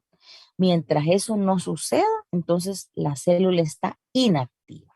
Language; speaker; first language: Spanish; native; Spanish